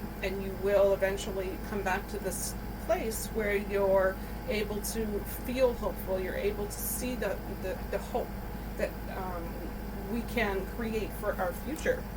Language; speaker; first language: English; native; English